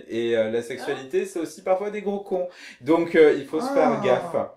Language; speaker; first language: French; native; French